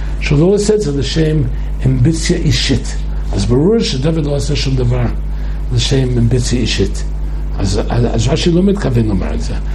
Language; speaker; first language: Hebrew; non-native, fluent; English